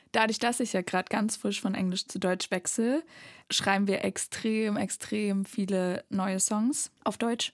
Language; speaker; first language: German; native; German